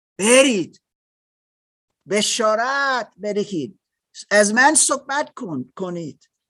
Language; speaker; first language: Persian; non-native, learner; German